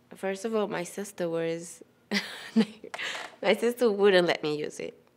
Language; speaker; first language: English; non-native, fluent; Wolof